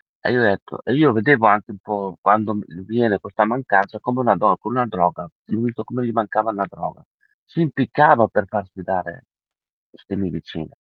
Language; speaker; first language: Italian; early bilingual, other home language; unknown